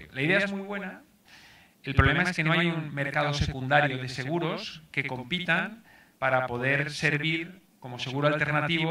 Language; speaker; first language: Spanish; native; Spanish